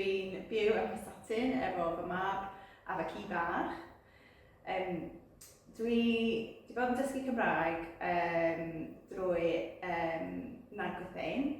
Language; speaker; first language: Welsh; non-native, learner; English